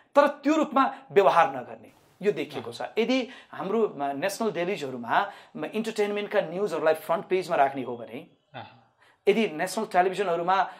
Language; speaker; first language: Nepali; native; Nepali